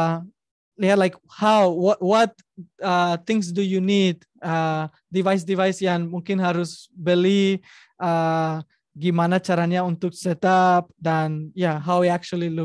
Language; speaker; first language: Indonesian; non-native, learner; Spanish